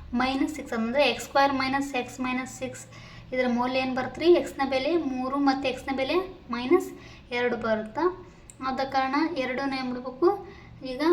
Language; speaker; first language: Kannada; native; Kannada